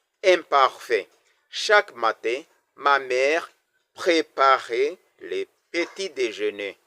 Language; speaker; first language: French; non-native, local second language; Kinyarwanda